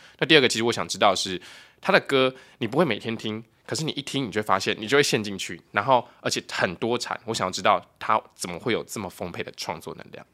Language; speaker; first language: Chinese; native; Chinese